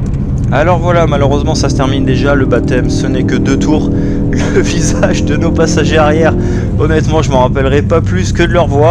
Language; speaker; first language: French; native; French